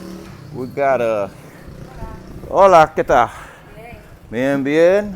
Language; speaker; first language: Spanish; non-native, learner; English